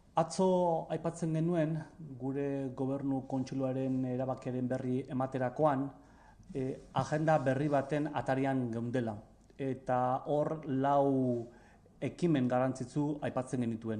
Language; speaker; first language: Basque; native; Basque